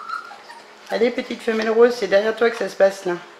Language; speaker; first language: French; native; French